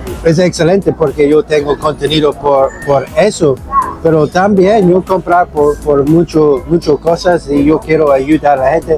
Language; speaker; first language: Spanish; non-native, learner; English